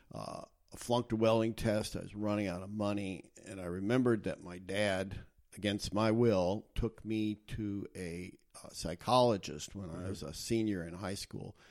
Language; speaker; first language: English; native; English